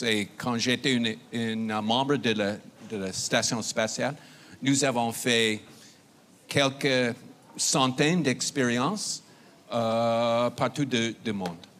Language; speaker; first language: French; non-native, fluent; English